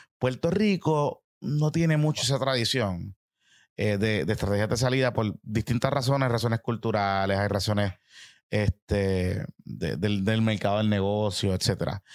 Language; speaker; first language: Spanish; native; Spanish